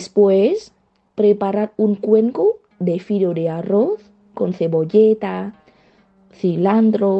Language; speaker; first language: Spanish; non-native, fluent; Vietnamese